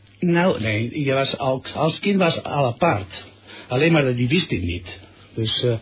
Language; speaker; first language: Dutch; non-native, fluent; Catalan